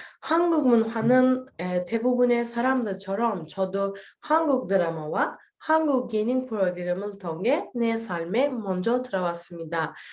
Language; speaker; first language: Korean; non-native, learner; Turkish